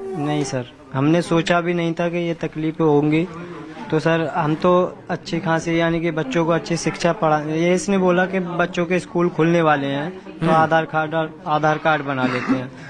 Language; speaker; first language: Hindi; native; Hindi